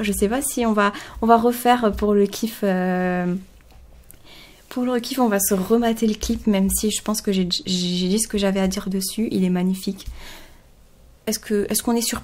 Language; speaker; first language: French; native; French